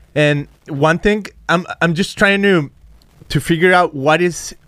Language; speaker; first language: English; non-native, fluent; Spanish